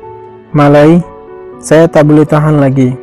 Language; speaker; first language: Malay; non-native, learner; Bangla